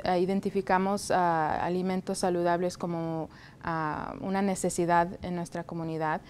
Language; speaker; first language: Spanish; early bilingual, heritage; Spanish